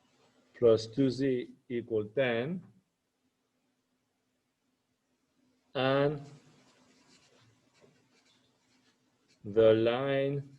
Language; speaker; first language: English; non-native, fluent; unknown